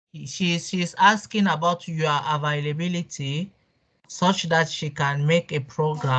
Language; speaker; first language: English; non-native, local second language; French